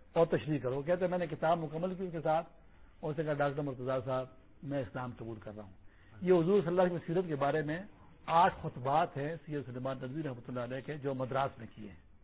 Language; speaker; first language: Urdu; non-native, local second language; Pashto